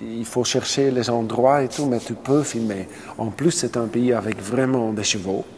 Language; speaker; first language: French; non-native, local second language; Dutch